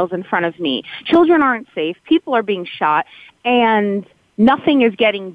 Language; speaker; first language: English; native; English